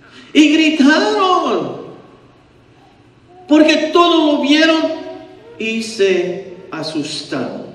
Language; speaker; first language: Spanish; early bilingual, heritage; Spanish